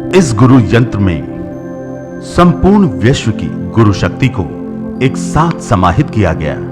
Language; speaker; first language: Hindi; native; Hindi